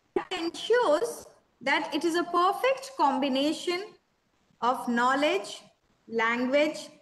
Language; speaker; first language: English; non-native, local second language; Hindi